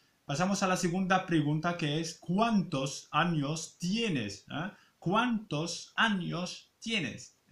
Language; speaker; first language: Spanish; non-native, fluent; Arabic